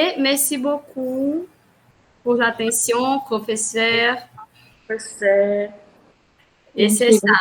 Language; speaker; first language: French; non-native, learner; Portuguese